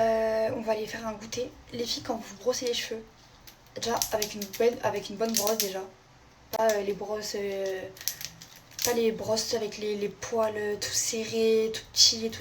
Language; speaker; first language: French; native; French